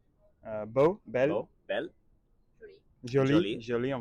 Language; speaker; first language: French; non-native, learner; English